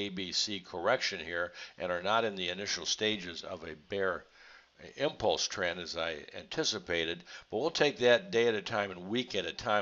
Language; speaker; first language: English; native; English